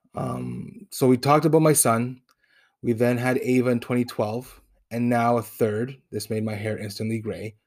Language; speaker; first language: English; non-native, fluent; Spanish